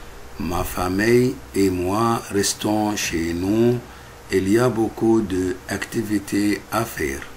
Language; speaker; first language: French; non-native, fluent; Arabic